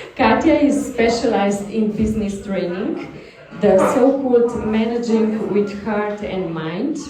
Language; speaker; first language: English; non-native, fluent; Slovenian